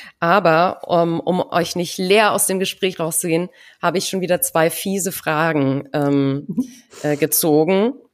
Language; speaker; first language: German; native; German